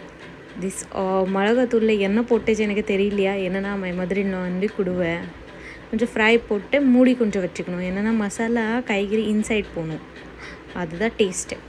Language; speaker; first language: Tamil; non-native, learner; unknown